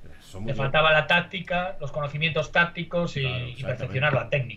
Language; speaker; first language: Spanish; native; Spanish